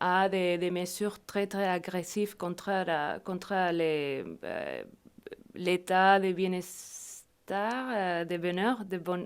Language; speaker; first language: French; non-native, fluent; Spanish